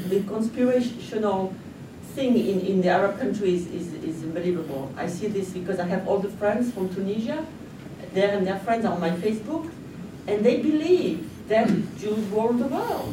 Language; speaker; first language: English; non-native, fluent; French